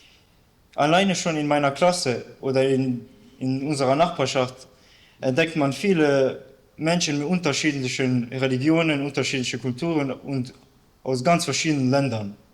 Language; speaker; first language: German; early bilingual, other home language; Bosnian